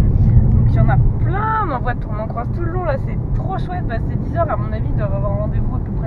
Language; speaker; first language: French; native; French